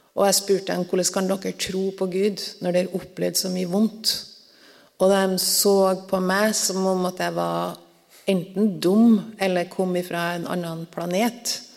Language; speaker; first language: Norwegian; native; Norwegian